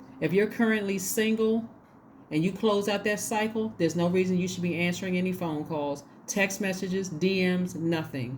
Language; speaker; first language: English; native; English